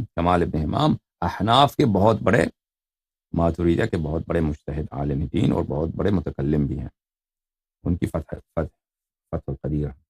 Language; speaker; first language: Urdu; non-native, fluent; Persian